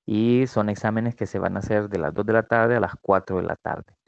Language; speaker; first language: Spanish; native; Spanish